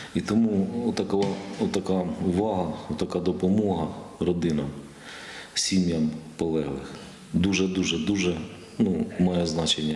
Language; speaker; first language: Ukrainian; native; Ukrainian